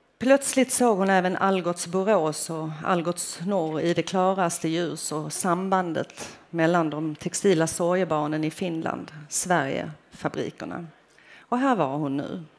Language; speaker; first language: Swedish; early bilingual, other home language; Finnish